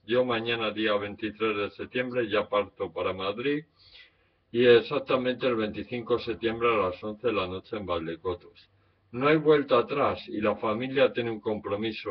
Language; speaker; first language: Spanish; native; Spanish